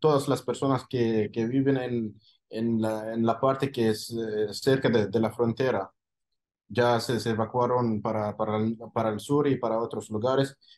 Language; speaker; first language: Spanish; non-native, fluent; Arabic